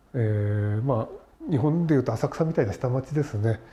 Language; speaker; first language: Japanese; native; Japanese